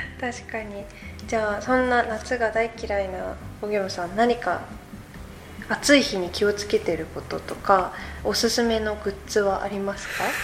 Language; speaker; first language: Japanese; native; Japanese